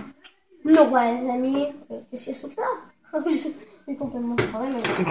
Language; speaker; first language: French; native; French